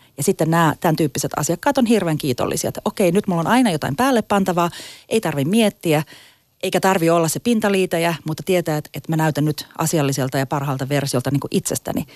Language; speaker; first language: Finnish; native; Finnish